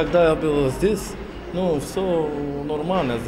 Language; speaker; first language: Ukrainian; non-native, learner; Arabic